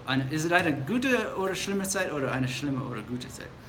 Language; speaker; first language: German; non-native, fluent; English